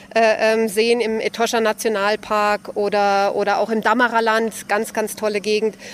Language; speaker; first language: German; native; German